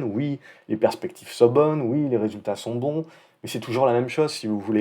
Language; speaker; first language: French; native; French